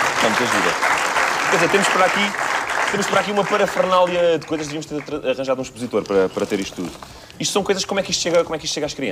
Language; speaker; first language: Portuguese; native; Portuguese